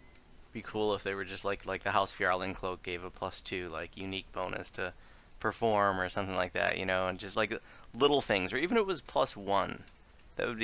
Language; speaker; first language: English; native; English